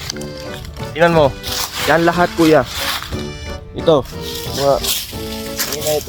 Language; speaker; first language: Filipino; non-native, local second language; Cebuano